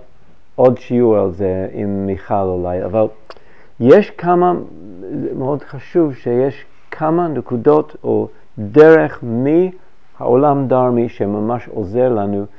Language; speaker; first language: Hebrew; non-native, fluent; English